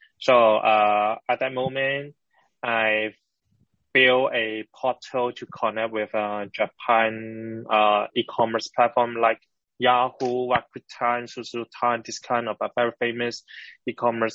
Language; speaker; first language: English; non-native, local second language; Cantonese